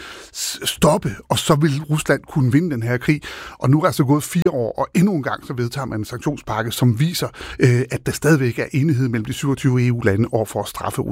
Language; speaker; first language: Danish; native; Danish